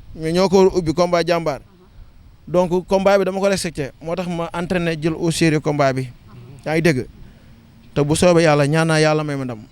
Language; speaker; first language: Wolof; non-native, local second language; Serer